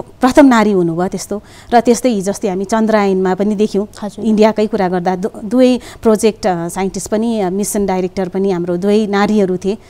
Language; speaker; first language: Nepali; native; Nepali